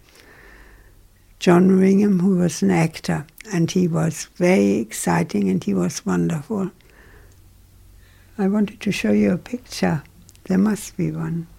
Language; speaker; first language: English; non-native, fluent; German